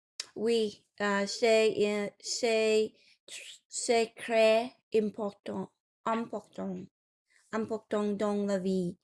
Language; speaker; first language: French; non-native, learner; Vietnamese